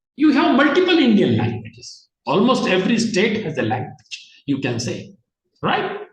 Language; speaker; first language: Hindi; non-native, local second language; Marathi